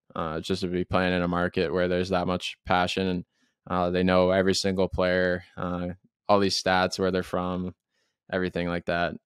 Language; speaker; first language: English; native; English